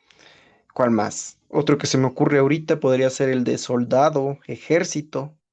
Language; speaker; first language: Spanish; native; Spanish